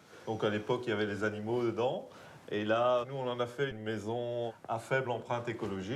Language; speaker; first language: French; native; French